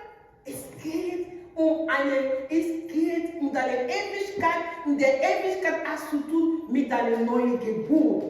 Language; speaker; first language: German; non-native, learner; French